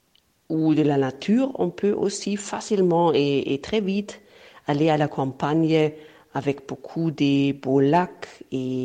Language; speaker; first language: French; non-native, fluent; German